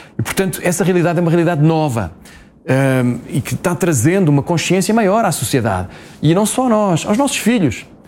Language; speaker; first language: Portuguese; native; Portuguese